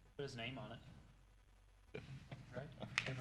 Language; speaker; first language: English; native; English